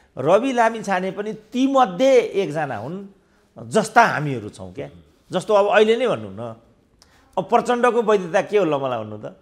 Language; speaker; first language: Nepali; native; Nepali